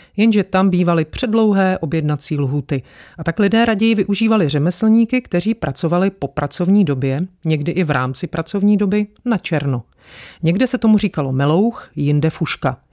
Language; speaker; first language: Czech; native; Czech